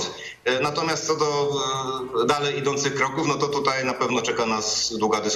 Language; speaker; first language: Polish; native; Polish